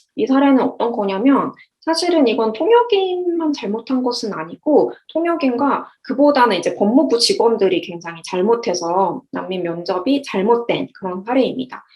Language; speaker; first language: Korean; native; Korean